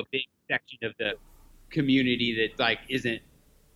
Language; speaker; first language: English; native; English